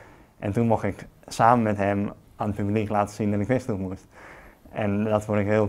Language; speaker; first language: Dutch; native; Dutch